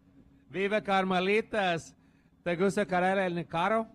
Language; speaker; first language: Spanish; non-native, learner; English